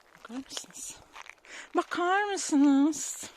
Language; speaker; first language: Turkish; non-native, learner; Russian